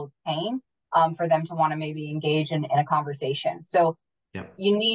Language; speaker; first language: English; native; English